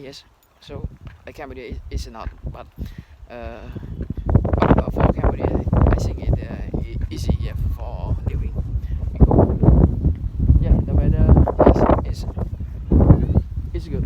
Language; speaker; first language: English; non-native, learner; Khmer